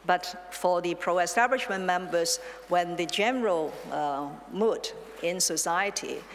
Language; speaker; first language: English; non-native, local second language; Chinese